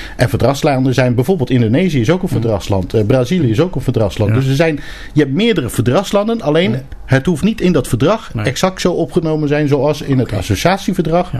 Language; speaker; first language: Dutch; early bilingual, other home language; Turkish